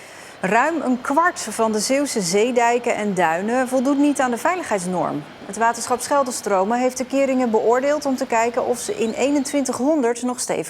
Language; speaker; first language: Dutch; native; Dutch